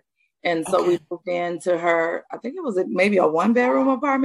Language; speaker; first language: English; native; English